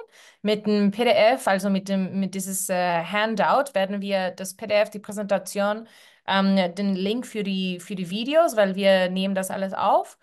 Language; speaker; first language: German; non-native, fluent; Spanish